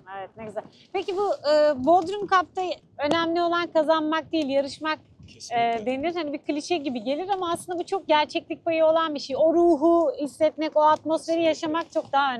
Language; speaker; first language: Turkish; native; Turkish